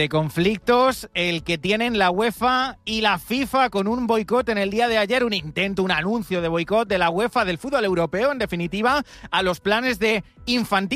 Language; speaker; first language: Spanish; native; Spanish